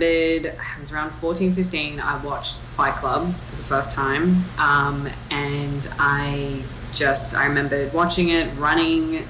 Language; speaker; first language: English; non-native, local second language; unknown